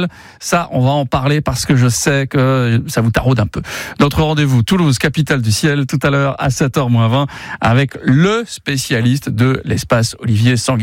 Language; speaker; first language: French; native; French